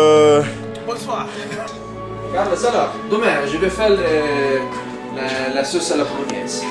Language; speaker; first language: French; non-native, learner; Italian